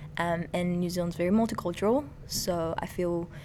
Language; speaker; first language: English; early bilingual, other home language; Persian